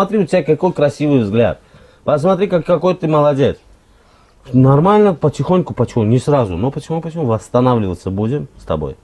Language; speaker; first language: Russian; non-native, local second language; Azerbaijani